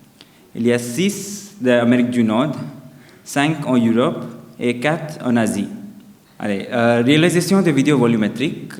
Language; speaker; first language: French; non-native, fluent; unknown